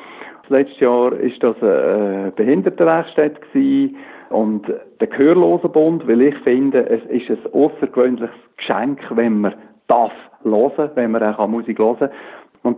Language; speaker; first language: German; native; German